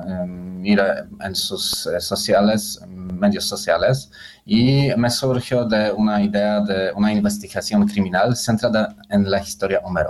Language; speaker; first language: Spanish; non-native, fluent; Polish